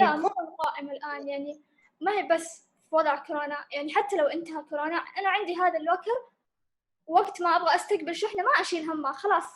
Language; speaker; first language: Arabic; native; Arabic